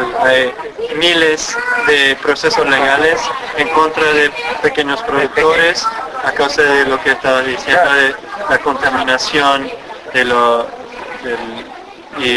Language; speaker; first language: Spanish; non-native, fluent; English